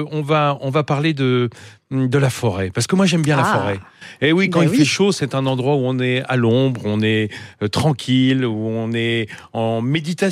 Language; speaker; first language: French; native; French